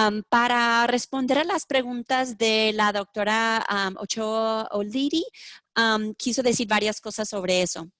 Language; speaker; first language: Spanish; early bilingual, heritage; Spanish